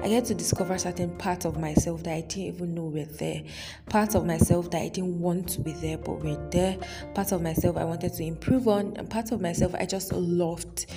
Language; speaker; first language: English; non-native, local second language; Yoruba